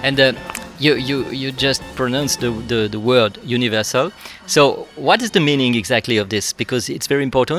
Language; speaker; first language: English; non-native, fluent; French